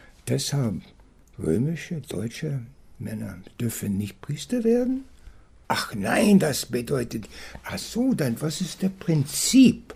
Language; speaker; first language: German; non-native, fluent; English